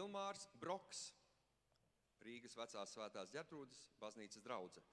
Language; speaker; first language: Latvian; native; Latvian